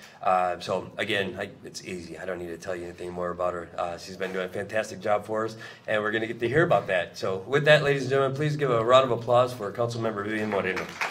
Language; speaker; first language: English; native; English